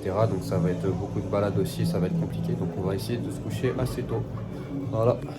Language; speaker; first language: French; native; French